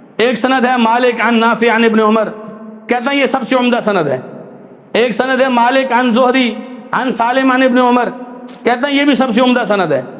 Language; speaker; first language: Urdu; non-native, local second language; Punjabi